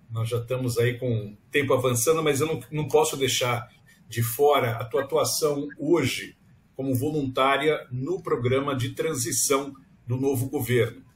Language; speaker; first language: Portuguese; native; Portuguese